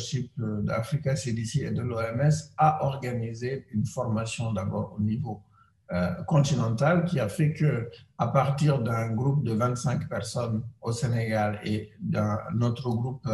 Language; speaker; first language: French; non-native, local second language; Wolof